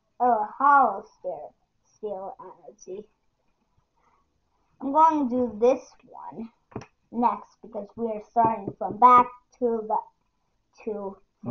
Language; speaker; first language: English; native; English